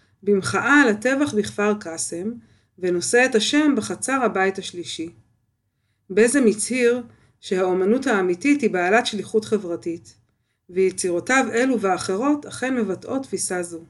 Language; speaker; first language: Hebrew; native; Hebrew